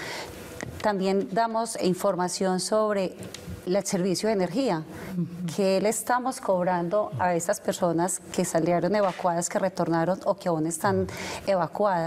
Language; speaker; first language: Spanish; native; Spanish